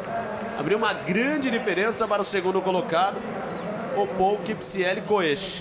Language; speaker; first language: Portuguese; native; Portuguese